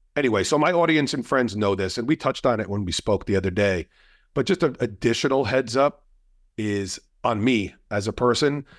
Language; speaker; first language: English; native; English